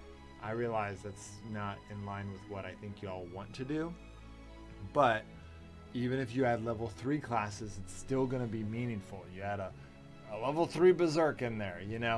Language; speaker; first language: English; native; English